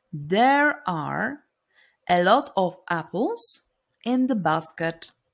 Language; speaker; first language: English; non-native, fluent; Polish